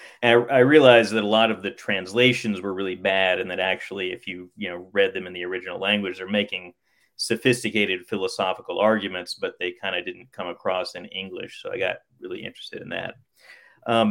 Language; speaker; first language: English; native; English